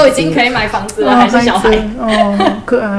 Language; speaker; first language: Chinese; native; Chinese